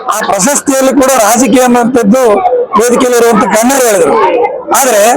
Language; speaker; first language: Kannada; native; Kannada